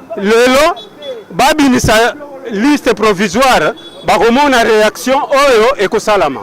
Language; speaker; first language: Lingala; native; Lingala